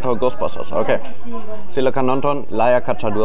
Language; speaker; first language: Indonesian; non-native, fluent; German